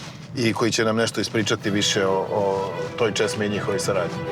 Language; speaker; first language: Bosnian; native; Bosnian